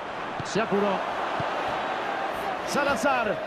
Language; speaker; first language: Spanish; native; Spanish